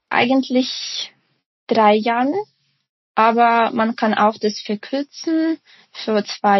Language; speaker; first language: German; non-native, fluent; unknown